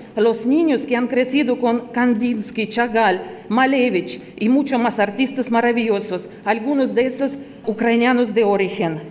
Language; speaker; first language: Spanish; non-native, fluent; Russian